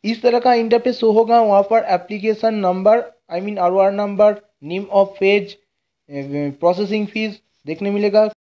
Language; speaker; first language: Hindi; non-native, local second language; Bangla